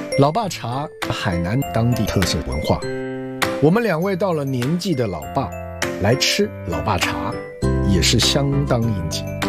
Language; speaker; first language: Chinese; native; Chinese